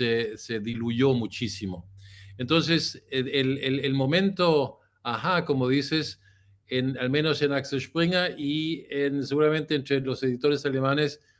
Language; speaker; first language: Spanish; non-native, fluent; German